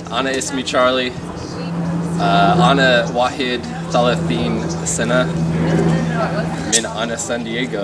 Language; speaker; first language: Arabic; non-native, learner; English